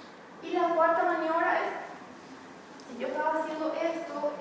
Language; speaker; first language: Spanish; native; Spanish